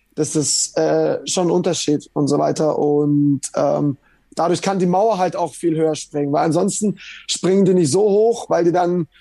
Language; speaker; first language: German; native; German